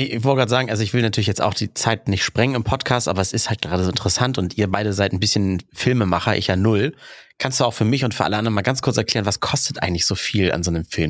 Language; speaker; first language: German; native; German